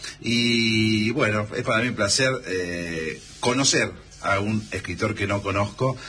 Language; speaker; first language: Spanish; native; Spanish